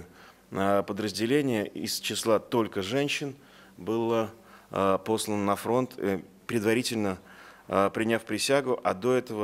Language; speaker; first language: Russian; native; Russian